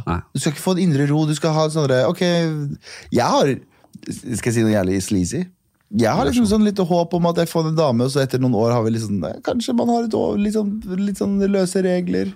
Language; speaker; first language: Norwegian; early bilingual, other home language; Kurdish